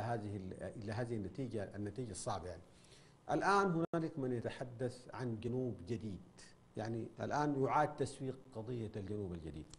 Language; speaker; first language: Arabic; native; Arabic